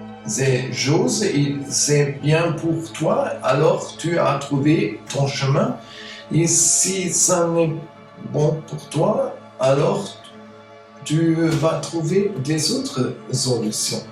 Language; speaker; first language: French; non-native, fluent; German